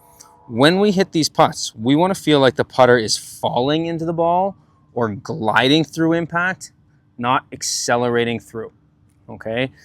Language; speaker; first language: English; native; English